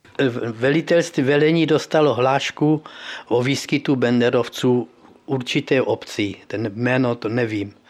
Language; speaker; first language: Czech; early bilingual, heritage; Czech